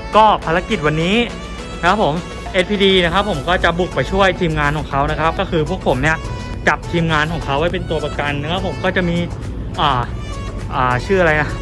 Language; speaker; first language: Thai; native; Thai